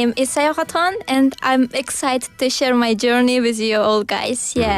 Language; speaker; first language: English; non-native, learner; Uzbek